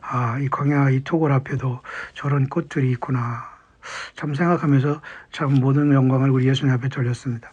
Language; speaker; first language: Korean; native; Korean